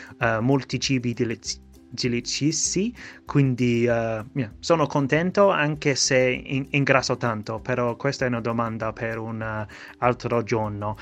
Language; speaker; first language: Italian; non-native, fluent; English